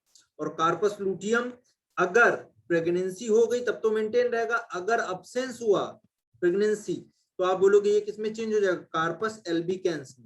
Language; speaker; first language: Hindi; native; Hindi